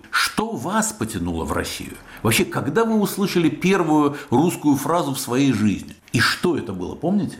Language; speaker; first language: Russian; native; Russian